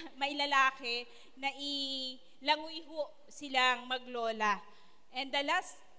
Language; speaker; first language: Filipino; non-native, local second language; Bikol